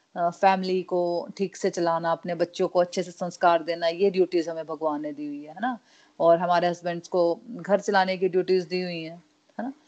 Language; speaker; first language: Hindi; non-native, local second language; Punjabi